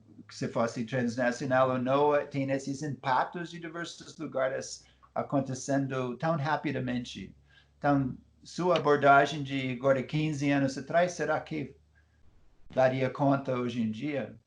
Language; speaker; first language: Portuguese; non-native, fluent; English